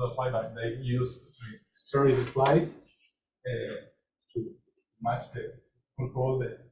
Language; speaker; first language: English; non-native, fluent; Spanish